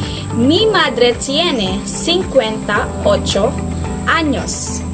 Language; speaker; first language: Spanish; non-native, learner; Filipino